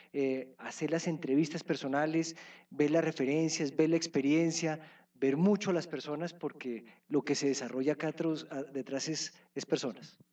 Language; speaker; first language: Spanish; native; Spanish